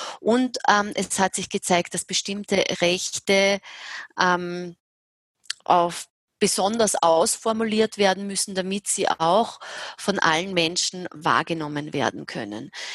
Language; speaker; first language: German; native; German